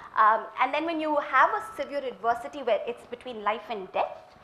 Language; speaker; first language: English; non-native, local second language; Malayalam